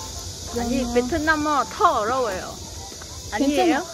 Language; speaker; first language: Korean; non-native, learner; Mongolian